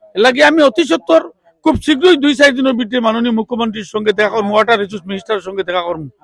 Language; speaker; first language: Bangla; native; Bangla